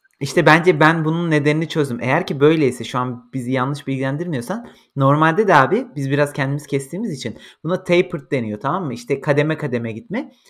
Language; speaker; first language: Turkish; native; Turkish